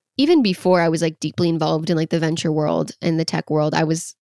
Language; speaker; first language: English; native; English